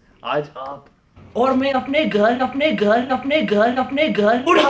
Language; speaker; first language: Hindi; non-native, learner; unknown